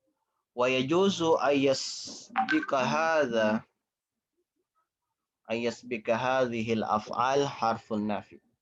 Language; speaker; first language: Arabic; non-native, fluent; Indonesian